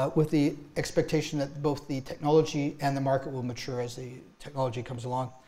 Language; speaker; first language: English; native; English